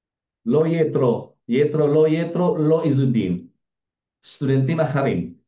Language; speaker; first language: Hebrew; non-native, learner; Indonesian